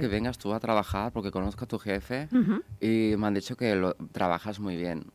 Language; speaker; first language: Spanish; non-native, local second language; Catalan